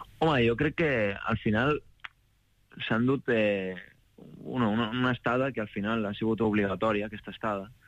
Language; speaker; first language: Catalan; native; Catalan